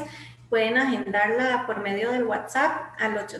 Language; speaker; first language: Spanish; native; Spanish